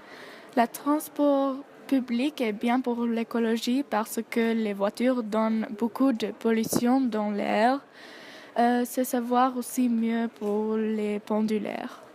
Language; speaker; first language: French; non-native, learner; English